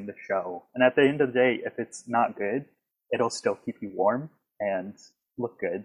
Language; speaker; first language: English; native; English